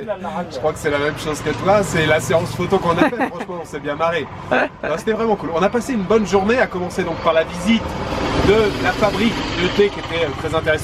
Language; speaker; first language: French; native; French